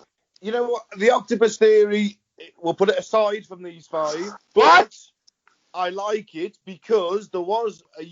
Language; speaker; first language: English; native; English